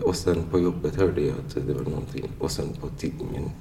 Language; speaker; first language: Swedish; non-native, fluent; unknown